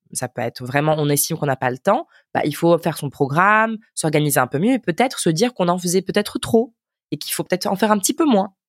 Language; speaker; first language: French; native; French